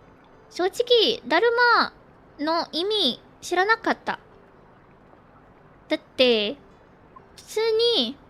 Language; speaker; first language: Japanese; non-native, learner; Filipino